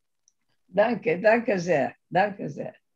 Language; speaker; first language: German; non-native, learner; Portuguese